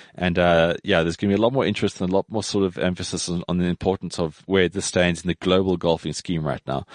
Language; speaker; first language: English; native; English